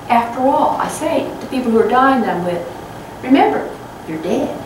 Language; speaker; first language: English; native; English